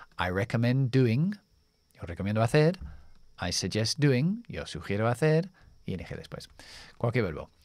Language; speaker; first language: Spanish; non-native, fluent; English